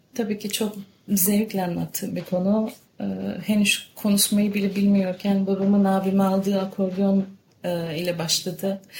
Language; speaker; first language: Turkish; early bilingual, heritage; Turkish